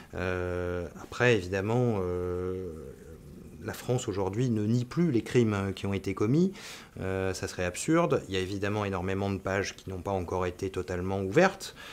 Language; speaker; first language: French; native; French